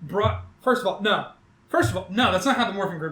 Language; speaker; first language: English; native; English